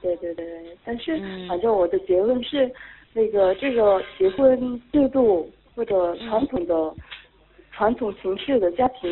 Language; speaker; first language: Chinese; non-native, fluent; Korean